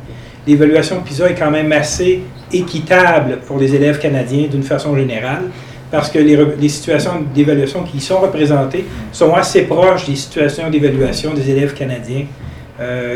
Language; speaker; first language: French; native; French